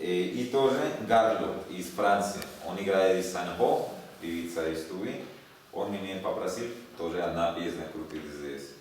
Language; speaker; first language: Russian; non-native, learner; Spanish